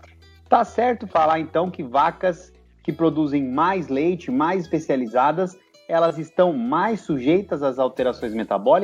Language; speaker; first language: Portuguese; native; Portuguese